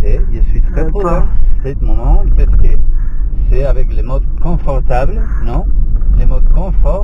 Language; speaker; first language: French; non-native, learner; Spanish